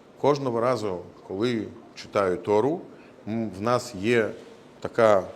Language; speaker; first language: Ukrainian; non-native, local second language; Russian